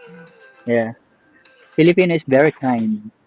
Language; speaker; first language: English; non-native, learner; Filipino